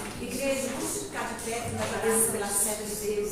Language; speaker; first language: Portuguese; native; Portuguese